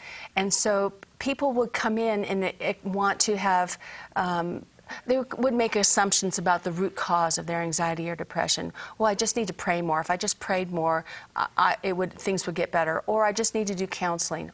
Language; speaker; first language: English; native; English